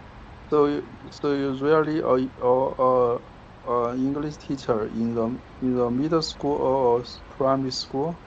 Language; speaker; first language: English; non-native, learner; Chinese